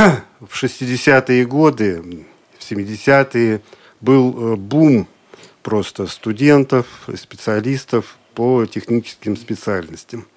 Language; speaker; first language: Russian; native; Russian